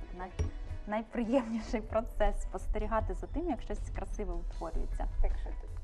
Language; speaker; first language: Ukrainian; native; Ukrainian